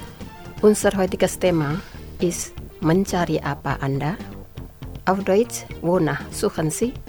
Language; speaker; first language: German; non-native, fluent; Indonesian